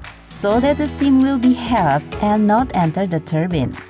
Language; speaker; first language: English; non-native, fluent; Indonesian